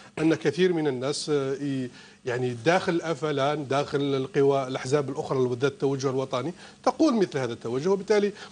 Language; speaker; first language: Arabic; native; Arabic